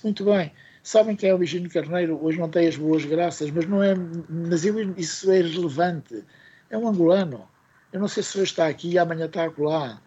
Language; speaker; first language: Portuguese; native; Portuguese